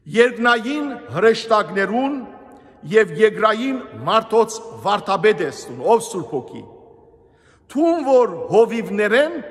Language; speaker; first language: Armenian; native; Armenian